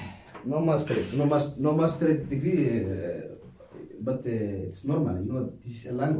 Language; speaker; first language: English; non-native, learner; Oromo